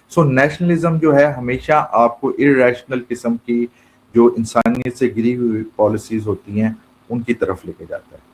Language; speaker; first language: Urdu; non-native, local second language; Pashto